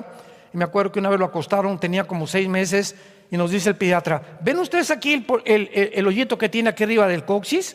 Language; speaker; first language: Spanish; native; Spanish